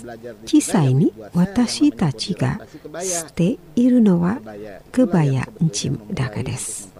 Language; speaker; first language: Japanese; non-native, learner; Indonesian